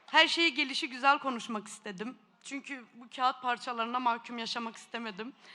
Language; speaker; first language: Turkish; native; Turkish